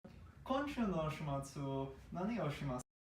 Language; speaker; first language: Japanese; non-native, learner; English